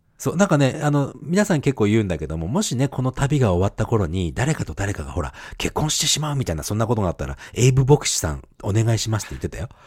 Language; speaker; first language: Japanese; native; Japanese